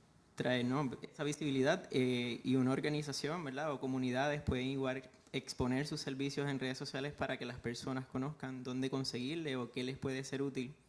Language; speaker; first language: Spanish; native; Spanish